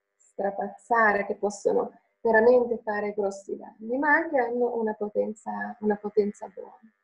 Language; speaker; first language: Italian; non-native, fluent; Finnish